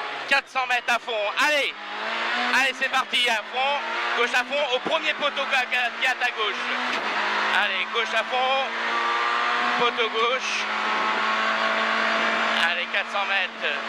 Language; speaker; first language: French; native; French